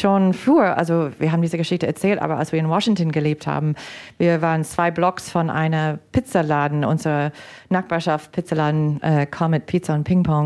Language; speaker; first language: German; non-native, fluent; English